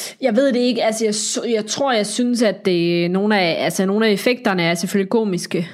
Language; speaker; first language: Danish; native; Danish